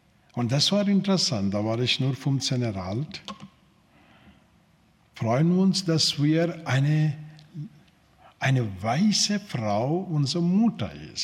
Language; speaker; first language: German; non-native, learner; Telugu